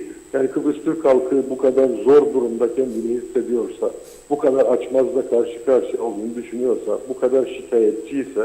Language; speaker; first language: Turkish; native; Turkish